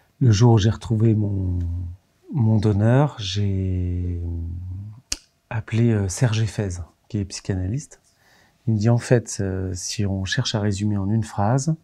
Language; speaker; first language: French; native; French